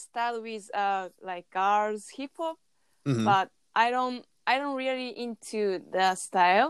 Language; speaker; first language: English; non-native, learner; Japanese